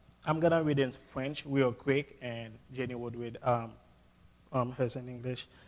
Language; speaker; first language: English; non-native, fluent; Haitian Creole